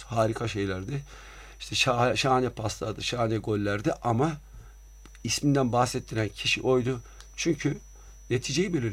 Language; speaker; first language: Turkish; native; Turkish